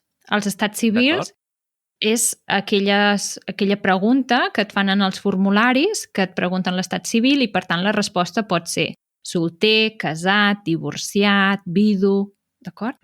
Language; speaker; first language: Catalan; native; Catalan